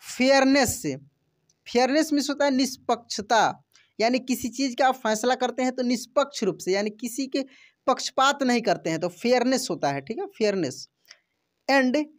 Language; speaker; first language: Hindi; native; Hindi